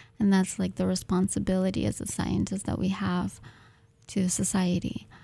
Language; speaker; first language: English; non-native, fluent; Russian